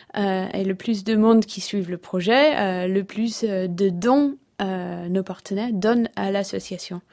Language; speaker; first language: French; non-native, fluent; English